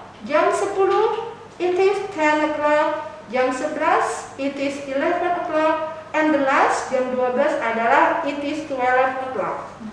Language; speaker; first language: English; non-native, fluent; Indonesian